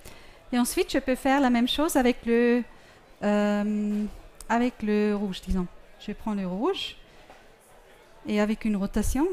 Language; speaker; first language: French; non-native, fluent; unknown